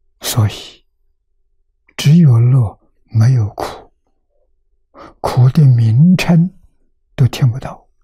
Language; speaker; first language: Chinese; native; Chinese